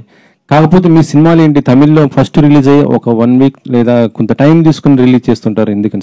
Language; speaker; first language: Telugu; native; Telugu